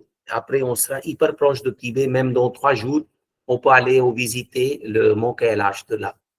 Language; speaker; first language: French; non-native, fluent; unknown